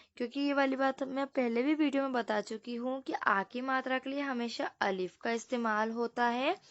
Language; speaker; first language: Hindi; native; Hindi